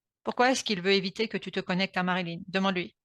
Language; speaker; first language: French; native; French